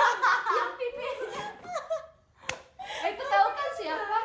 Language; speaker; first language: Indonesian; early bilingual, heritage; Indonesian